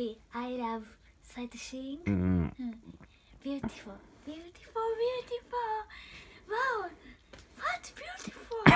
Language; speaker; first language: English; non-native, learner; Japanese